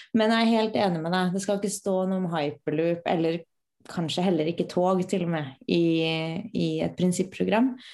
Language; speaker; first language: Norwegian; native; Norwegian